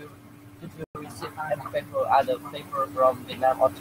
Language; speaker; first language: English; non-native, learner; Vietnamese